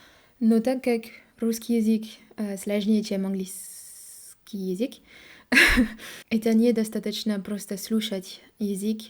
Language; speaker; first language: Russian; non-native, learner; French